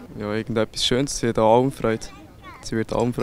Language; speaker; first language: German; native; German